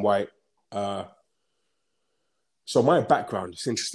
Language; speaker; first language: English; native; English